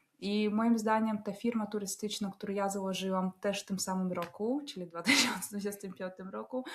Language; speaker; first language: Polish; non-native, fluent; Russian